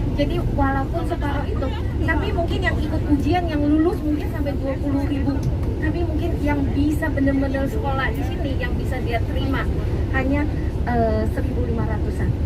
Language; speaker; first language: Indonesian; non-native, fluent; Cantonese